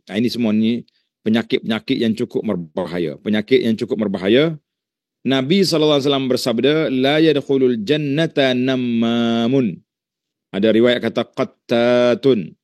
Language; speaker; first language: Malay; native; Malay